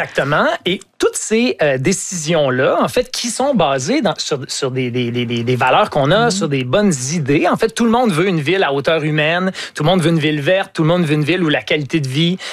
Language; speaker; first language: French; native; French